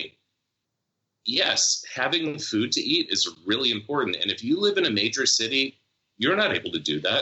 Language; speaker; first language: English; native; English